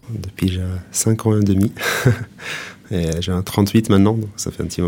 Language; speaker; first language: French; non-native, fluent; Italian